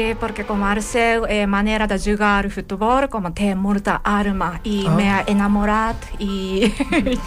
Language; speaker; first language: Catalan; non-native, learner; Japanese